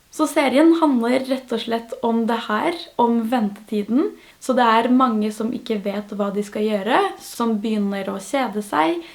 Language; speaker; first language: Norwegian; non-native, fluent; French